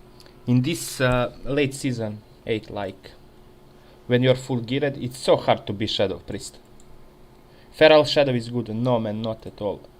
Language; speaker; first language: English; non-native, fluent; Serbian